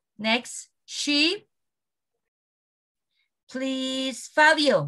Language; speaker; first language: English; non-native, learner; Spanish